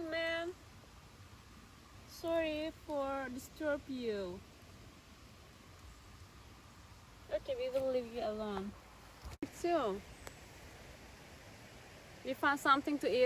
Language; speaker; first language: English; non-native, learner; Turkish